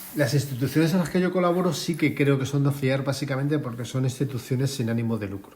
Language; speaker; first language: Spanish; native; Spanish